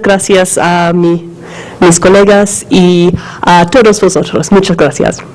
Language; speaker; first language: Spanish; non-native, learner; English